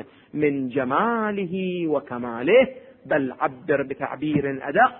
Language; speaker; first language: Arabic; native; Arabic